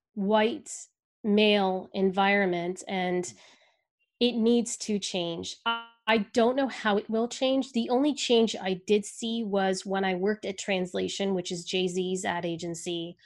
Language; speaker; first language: English; early bilingual, other home language; Hindi